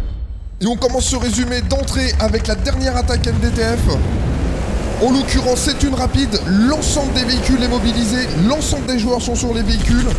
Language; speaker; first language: French; native; French